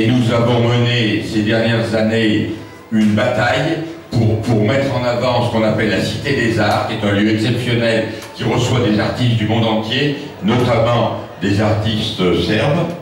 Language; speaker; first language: French; native; French